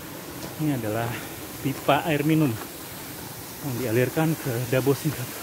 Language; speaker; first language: Indonesian; native; Indonesian